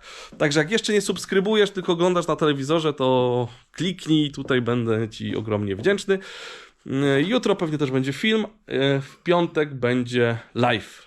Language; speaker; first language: Polish; native; Polish